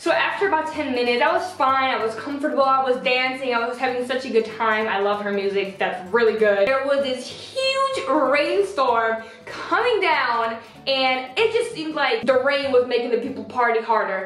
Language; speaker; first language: English; non-native, fluent; Dutch